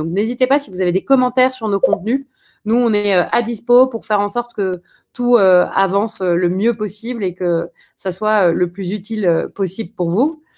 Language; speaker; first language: French; native; French